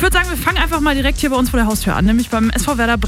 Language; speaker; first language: German; native; German